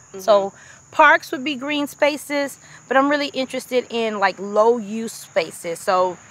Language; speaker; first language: English; native; English